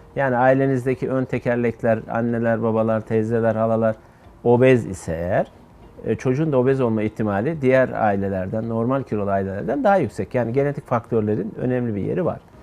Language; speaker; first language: Turkish; native; Turkish